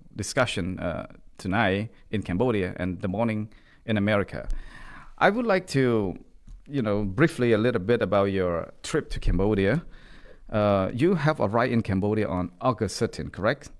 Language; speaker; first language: English; non-native, learner; Khmer